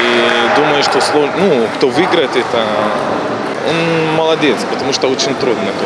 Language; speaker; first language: Russian; non-native, learner; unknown